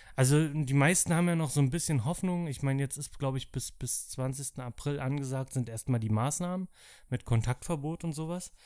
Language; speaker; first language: German; native; German